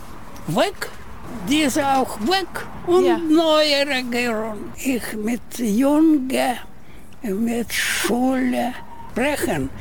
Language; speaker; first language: German; non-native, learner; Russian